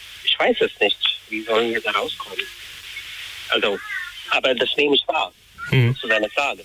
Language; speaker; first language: German; non-native, fluent; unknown